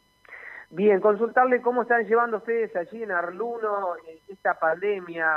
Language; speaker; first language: Spanish; native; Spanish